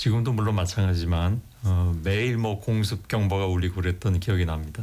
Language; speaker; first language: Korean; native; Korean